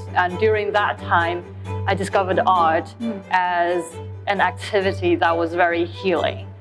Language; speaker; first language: English; non-native, fluent; Chinese